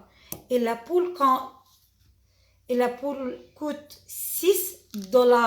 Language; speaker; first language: French; non-native, fluent; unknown